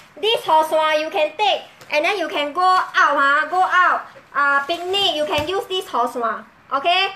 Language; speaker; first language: English; non-native, local second language; Min Nan Chinese